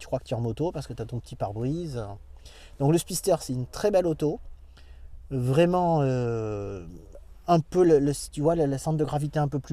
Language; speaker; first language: French; native; French